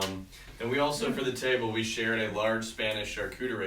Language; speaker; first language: English; native; English